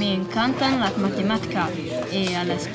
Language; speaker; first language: Spanish; non-native, learner; English